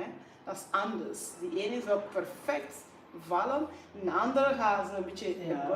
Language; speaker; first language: Dutch; non-native, fluent; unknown